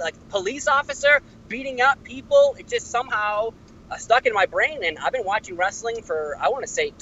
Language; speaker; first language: English; native; English